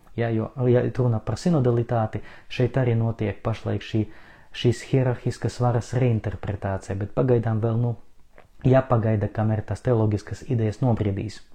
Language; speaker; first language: Latvian; non-native, local second language; Russian